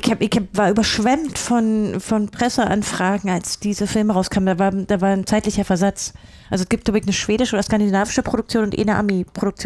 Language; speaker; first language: German; native; German